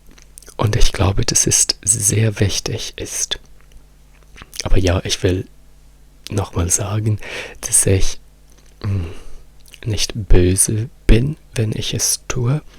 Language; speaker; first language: German; non-native, fluent; Italian